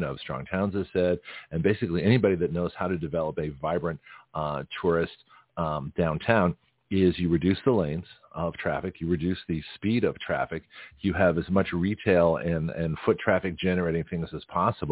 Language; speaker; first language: English; native; English